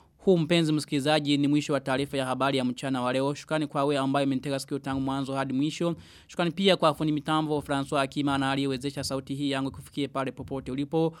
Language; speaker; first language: Swahili; non-native, local second language; Rundi